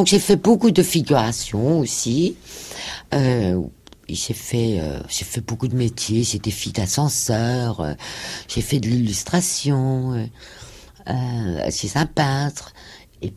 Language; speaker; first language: French; non-native, fluent; Danish